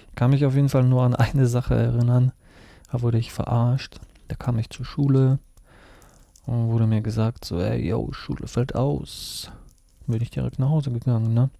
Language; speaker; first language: German; early bilingual, other home language; Russian